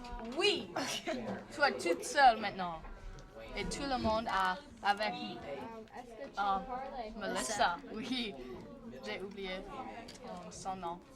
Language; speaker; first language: French; non-native, learner; English